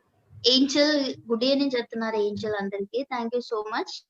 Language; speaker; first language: Telugu; non-native, learner; Malayalam